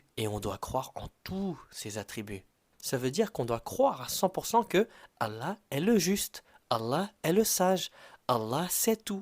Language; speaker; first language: French; native; French